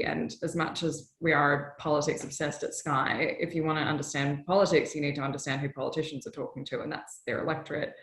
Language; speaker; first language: English; native; English